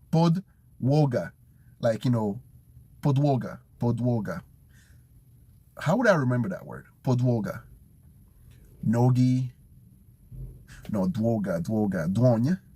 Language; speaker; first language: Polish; non-native, learner; English